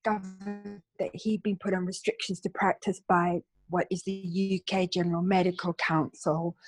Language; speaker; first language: English; native; English